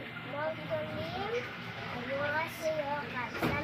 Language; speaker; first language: Korean; non-native, learner; Cebuano